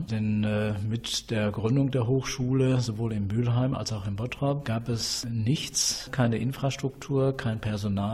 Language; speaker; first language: German; native; German